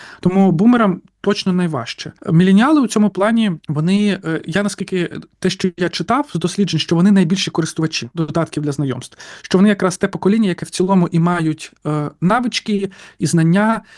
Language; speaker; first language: Ukrainian; native; Ukrainian